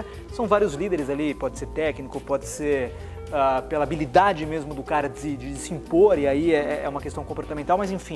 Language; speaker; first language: Portuguese; native; Portuguese